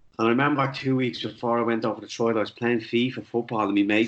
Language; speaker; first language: English; native; English